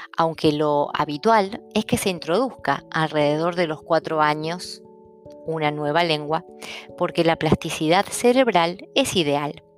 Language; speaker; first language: Spanish; early bilingual, other home language; Italian